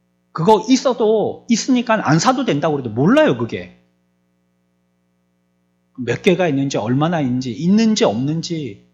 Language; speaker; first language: Korean; native; Korean